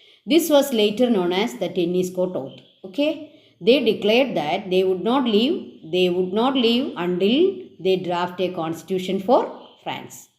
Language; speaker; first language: English; non-native, local second language; Malayalam